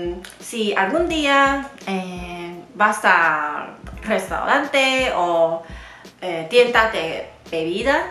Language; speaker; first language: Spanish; non-native, fluent; Chinese